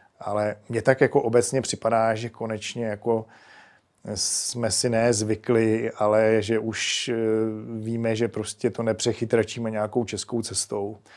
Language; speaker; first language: Czech; native; Czech